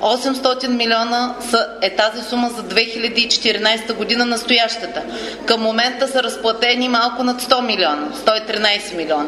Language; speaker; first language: Bulgarian; native; Bulgarian